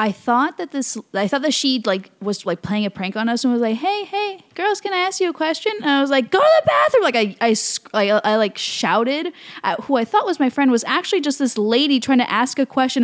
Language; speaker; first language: English; early bilingual, other home language; Spanish